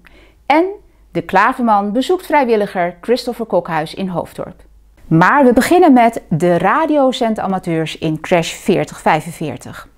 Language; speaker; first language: Dutch; native; Dutch